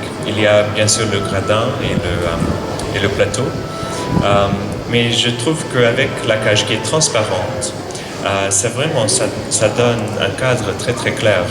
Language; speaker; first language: French; non-native, fluent; English